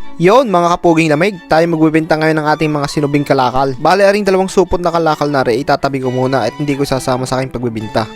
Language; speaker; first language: Filipino; native; Filipino